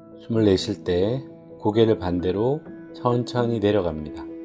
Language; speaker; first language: Korean; native; Korean